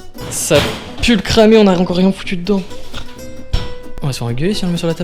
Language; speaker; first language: French; native; French